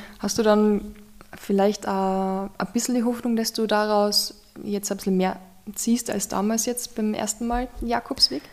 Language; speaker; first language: German; native; German